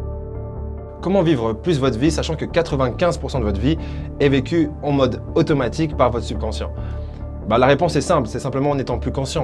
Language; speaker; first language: French; native; French